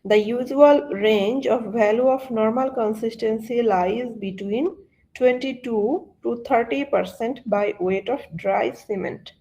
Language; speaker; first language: English; non-native, local second language; Bangla